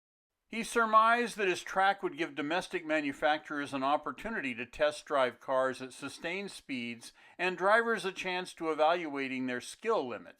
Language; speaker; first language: English; native; English